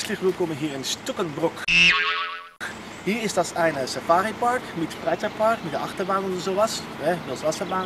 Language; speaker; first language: German; non-native, learner; Dutch